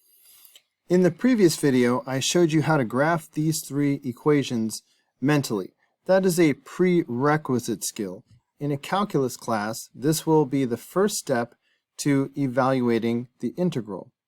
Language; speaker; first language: English; native; English